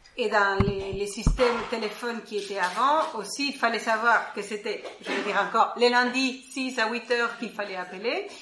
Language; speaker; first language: French; non-native, fluent; Spanish